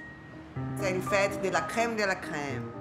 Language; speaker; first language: French; non-native, learner; Portuguese